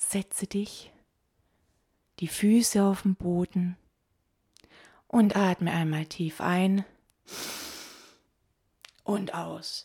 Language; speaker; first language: German; native; German